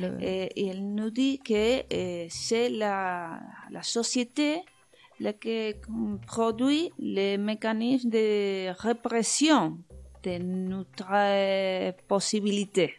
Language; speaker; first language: French; non-native, learner; Spanish